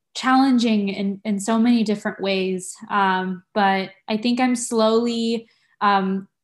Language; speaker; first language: English; native; English